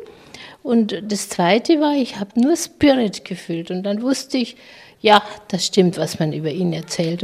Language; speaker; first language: German; native; German